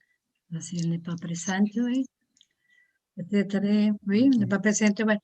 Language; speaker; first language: French; non-native, learner; Spanish